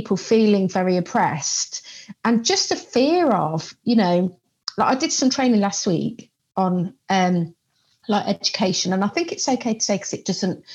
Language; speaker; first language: English; native; English